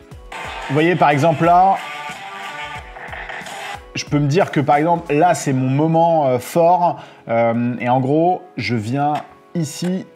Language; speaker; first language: French; native; French